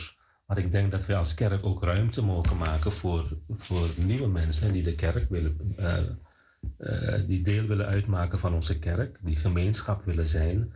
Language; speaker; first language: Dutch; non-native, fluent; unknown